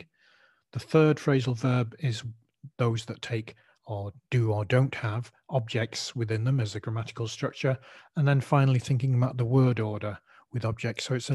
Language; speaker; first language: English; native; English